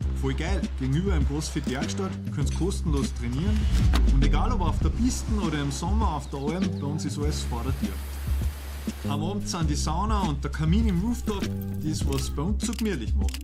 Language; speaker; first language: German; native; German